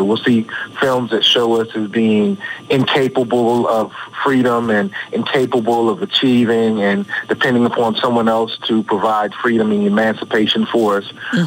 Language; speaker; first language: English; native; English